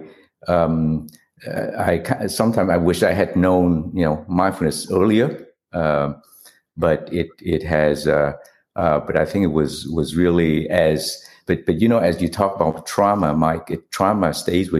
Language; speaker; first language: English; non-native, fluent; Vietnamese